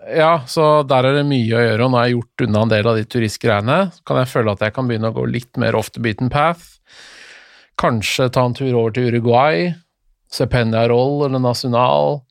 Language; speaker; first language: Norwegian; native; Norwegian